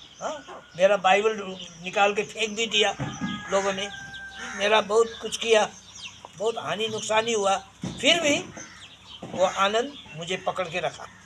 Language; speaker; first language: Hindi; non-native, local second language; Nepali